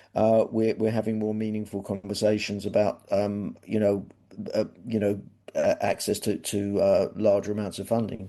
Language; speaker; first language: English; native; English